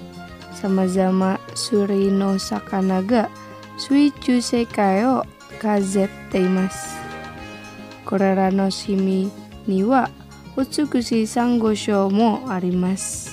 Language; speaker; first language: Japanese; non-native, fluent; Indonesian